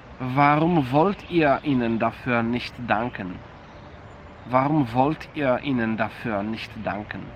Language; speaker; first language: German; non-native, fluent; Polish